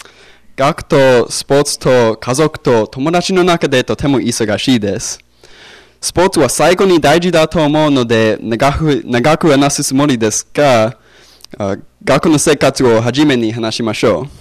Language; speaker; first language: Japanese; non-native, learner; English